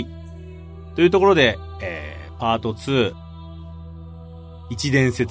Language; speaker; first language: Japanese; native; Japanese